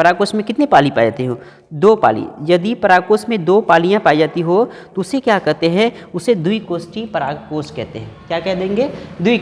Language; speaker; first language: Hindi; native; Hindi